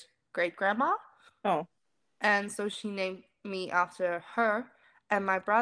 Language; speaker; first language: English; non-native, fluent; German